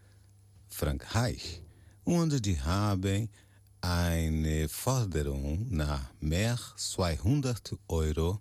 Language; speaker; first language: German; non-native, learner; Portuguese